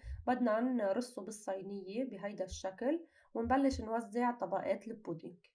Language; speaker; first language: Arabic; native; Arabic